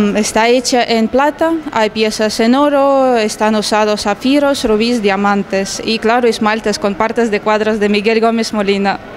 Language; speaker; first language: Spanish; non-native, fluent; Russian